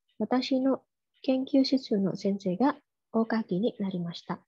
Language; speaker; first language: Japanese; non-native, fluent; Indonesian